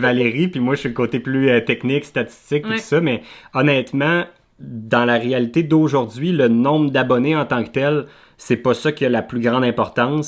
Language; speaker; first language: French; native; French